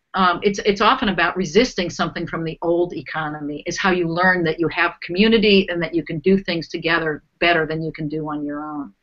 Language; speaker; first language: English; native; English